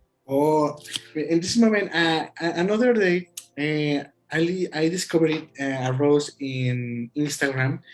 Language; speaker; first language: English; non-native, learner; Spanish